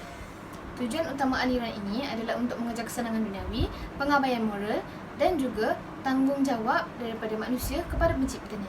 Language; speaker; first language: Malay; native; Malay